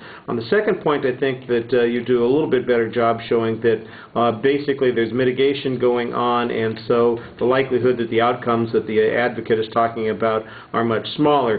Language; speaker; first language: English; native; English